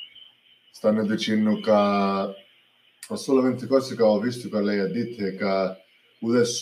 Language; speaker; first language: Italian; early bilingual, heritage; English